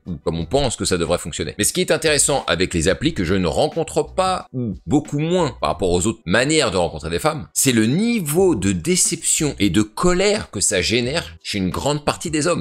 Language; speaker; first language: French; native; French